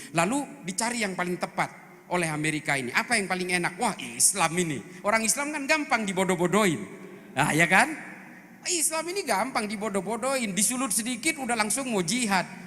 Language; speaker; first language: Indonesian; non-native, local second language; Madurese